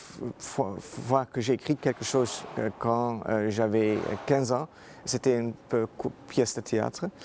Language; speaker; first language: French; non-native, fluent; Dutch